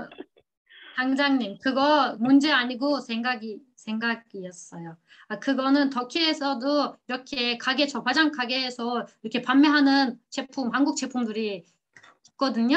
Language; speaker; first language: Korean; non-native, learner; Turkish